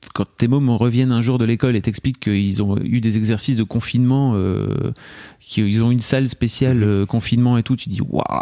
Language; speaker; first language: French; native; French